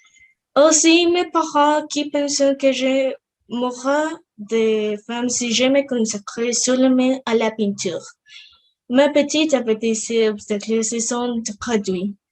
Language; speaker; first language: French; non-native, learner; Spanish